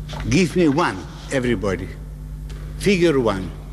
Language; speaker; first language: English; non-native, fluent; Russian